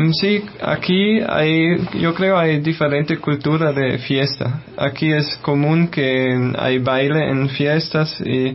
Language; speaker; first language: Spanish; non-native, fluent; German